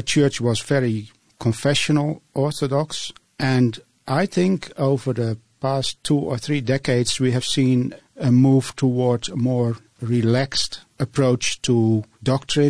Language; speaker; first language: English; non-native, fluent; Dutch